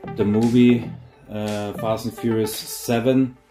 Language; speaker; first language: English; non-native, learner; German